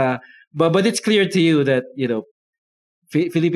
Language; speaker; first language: English; non-native, local second language; Filipino